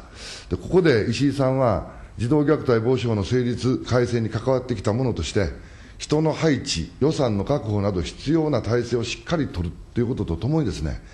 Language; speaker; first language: Japanese; native; Japanese